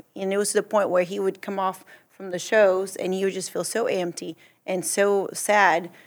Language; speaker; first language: English; early bilingual, other home language; Portuguese